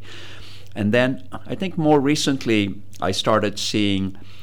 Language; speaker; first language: English; non-native, local second language; Tamil